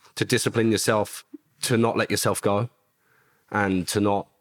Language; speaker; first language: English; native; English